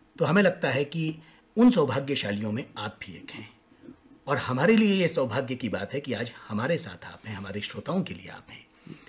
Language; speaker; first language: Hindi; non-native, local second language; Marathi